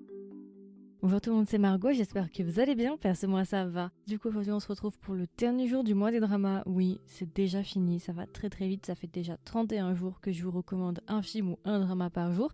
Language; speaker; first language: French; native; French